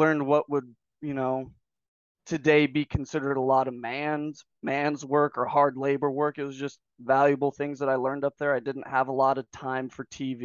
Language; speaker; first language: English; native; English